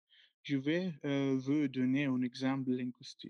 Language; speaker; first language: French; non-native, learner; Arabic